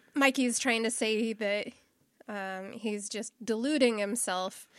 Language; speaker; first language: English; native; English